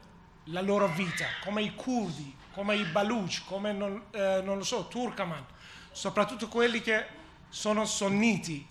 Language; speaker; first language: Italian; non-native, learner; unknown